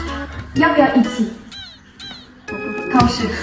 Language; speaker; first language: Chinese; non-native, learner; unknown